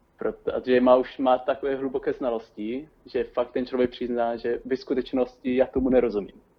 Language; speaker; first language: Czech; non-native, fluent; Italian